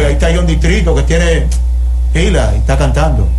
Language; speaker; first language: Spanish; native; Spanish